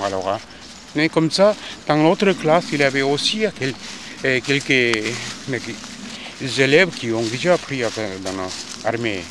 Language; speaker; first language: French; non-native, fluent; Korean